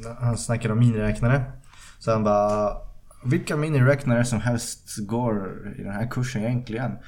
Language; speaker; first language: Swedish; early bilingual, other home language; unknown